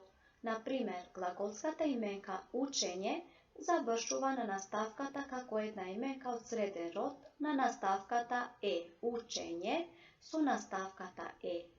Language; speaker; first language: Macedonian; non-native, local second language; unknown